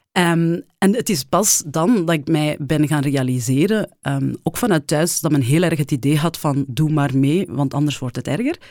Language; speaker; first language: Dutch; early bilingual, other home language; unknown